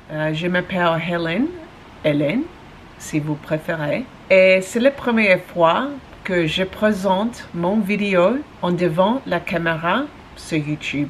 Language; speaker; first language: French; non-native, learner; English